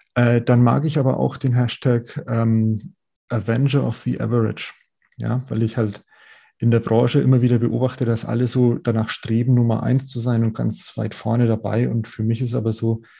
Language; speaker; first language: German; native; German